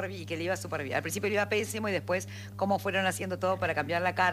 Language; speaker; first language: Spanish; native; Spanish